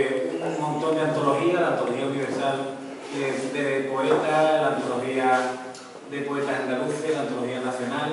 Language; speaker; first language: Spanish; native; Spanish